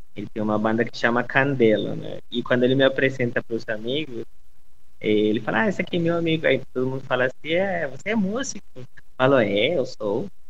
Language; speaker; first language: Portuguese; non-native, fluent; Spanish